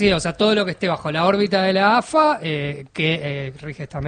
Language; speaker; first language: Spanish; native; Spanish